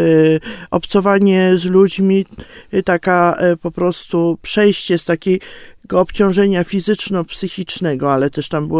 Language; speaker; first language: Polish; native; Polish